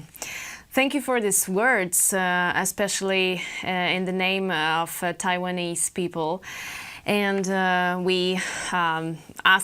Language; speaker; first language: English; non-native, fluent; Polish